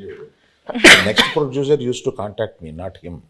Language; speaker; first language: Telugu; native; Telugu